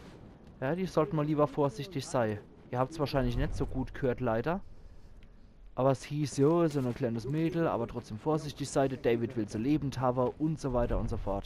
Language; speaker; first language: German; native; German